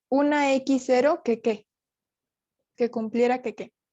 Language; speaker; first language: Spanish; native; Spanish